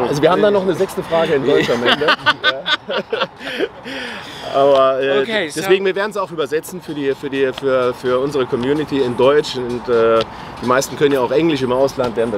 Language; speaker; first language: German; native; German